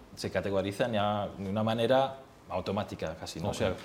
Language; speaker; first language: Spanish; non-native, fluent; German